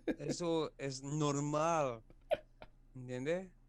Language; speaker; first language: Spanish; non-native, learner; English